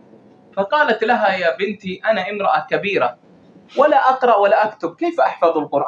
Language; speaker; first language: Arabic; native; Arabic